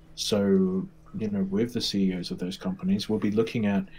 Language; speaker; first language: English; native; English